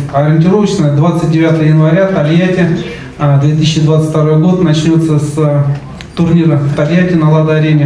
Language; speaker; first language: Russian; native; Russian